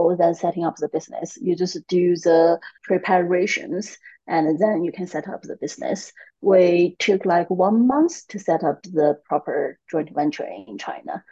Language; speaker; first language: English; non-native, fluent; Chinese